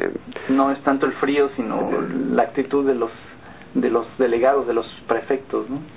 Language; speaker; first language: Spanish; native; Spanish